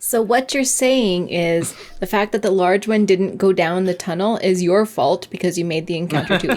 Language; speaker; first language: English; native; English